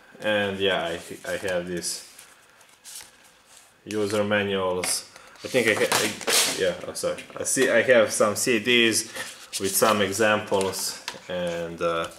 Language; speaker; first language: English; non-native, fluent; Serbian